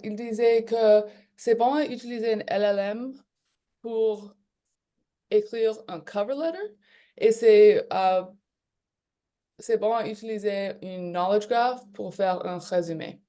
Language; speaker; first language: French; non-native, local second language; English